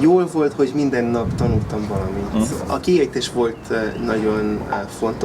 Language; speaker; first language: Hungarian; non-native, learner; English